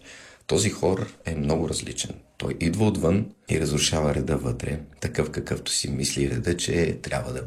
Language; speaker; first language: Bulgarian; native; Bulgarian